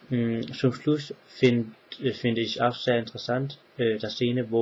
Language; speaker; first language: German; non-native, learner; English